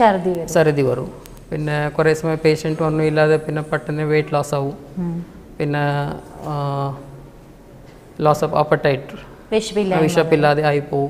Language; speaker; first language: Malayalam; non-native, fluent; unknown